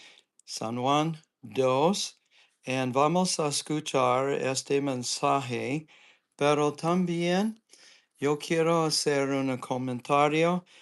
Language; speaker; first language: Spanish; non-native, learner; English